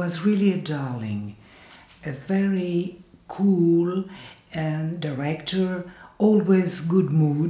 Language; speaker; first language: English; non-native, learner; French